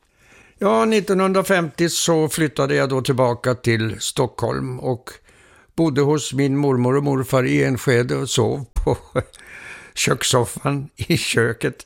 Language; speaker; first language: Swedish; early bilingual, heritage; Swedish